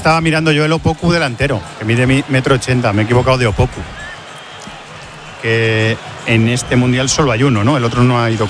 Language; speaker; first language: Spanish; native; Spanish